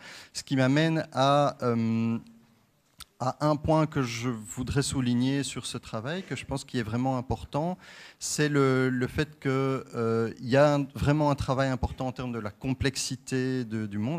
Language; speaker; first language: French; native; French